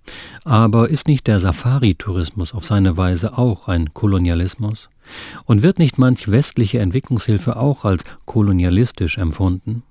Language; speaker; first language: German; native; German